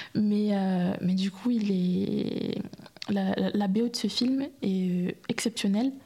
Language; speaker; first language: French; native; French